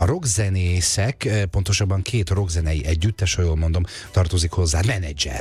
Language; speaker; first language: Hungarian; native; Hungarian